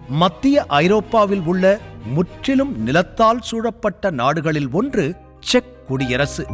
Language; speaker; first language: Tamil; native; Tamil